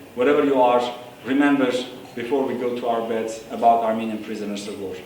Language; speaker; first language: English; non-native, fluent; Armenian